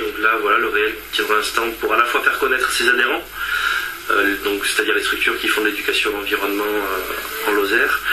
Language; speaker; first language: French; native; French